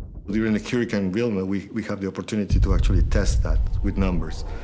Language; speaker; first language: English; non-native, fluent; Spanish